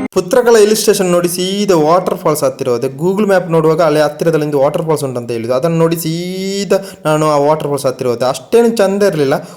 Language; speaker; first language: Kannada; non-native, local second language; Tulu